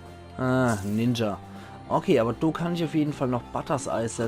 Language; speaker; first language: German; native; German